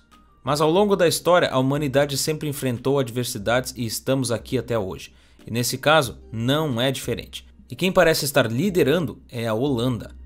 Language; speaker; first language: Portuguese; native; Portuguese